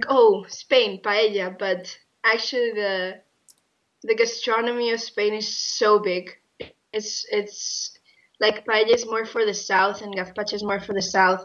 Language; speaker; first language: English; non-native, fluent; Spanish